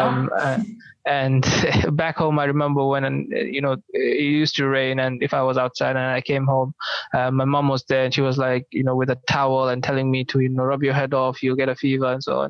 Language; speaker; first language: English; non-native, local second language; Bangla